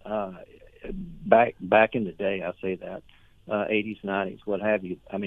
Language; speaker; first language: English; native; English